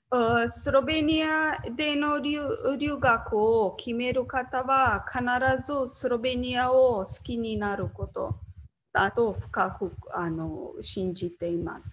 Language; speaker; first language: Japanese; non-native, learner; Slovenian